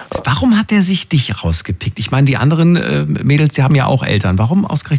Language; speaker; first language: German; native; German